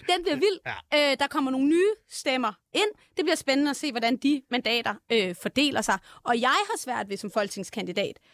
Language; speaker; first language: Danish; native; Danish